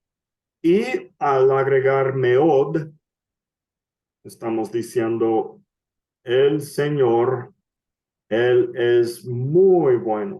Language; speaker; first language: Spanish; non-native, fluent; English